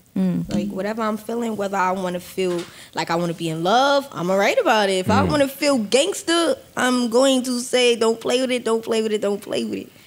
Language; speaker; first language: English; native; English